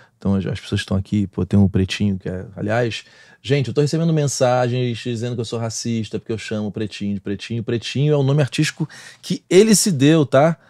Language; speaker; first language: Portuguese; native; Portuguese